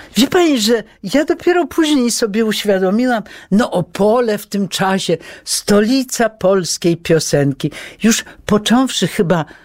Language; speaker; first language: Polish; early bilingual, heritage; Polish